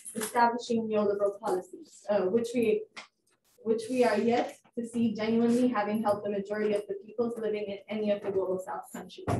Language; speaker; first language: English; non-native, fluent; Amharic